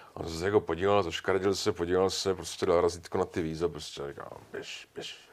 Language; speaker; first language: Czech; native; Czech